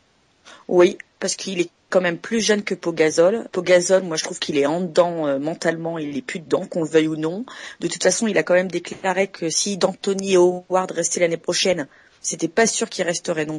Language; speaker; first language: French; native; French